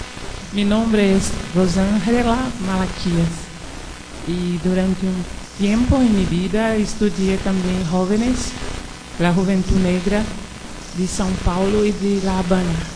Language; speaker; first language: Spanish; non-native, fluent; Portuguese